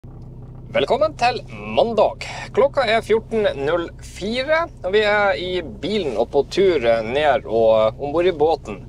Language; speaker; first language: Norwegian; native; Norwegian